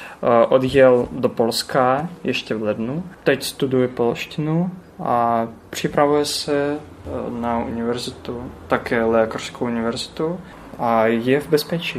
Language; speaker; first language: Czech; non-native, learner; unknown